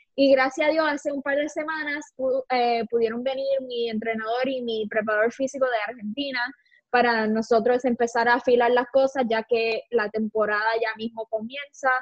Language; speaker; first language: Spanish; native; Spanish